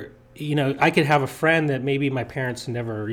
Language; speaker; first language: English; native; English